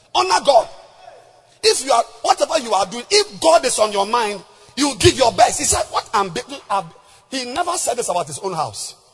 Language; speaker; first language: English; non-native, local second language; Akan